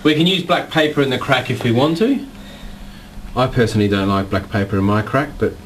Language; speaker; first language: English; native; English